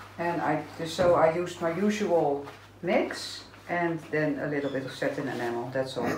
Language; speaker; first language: English; non-native, fluent; Dutch